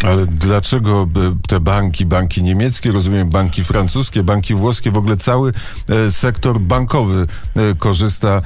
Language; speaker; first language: Polish; native; Polish